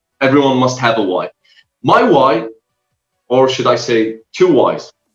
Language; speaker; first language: English; non-native, fluent; Arabic